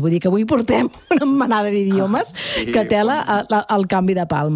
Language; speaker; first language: Catalan; native; Catalan